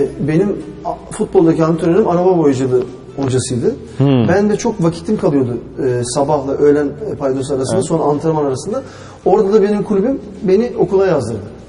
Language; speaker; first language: Turkish; early bilingual, heritage; Turkish